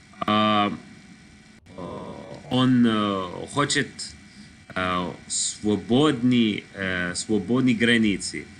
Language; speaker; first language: Russian; non-native, learner; English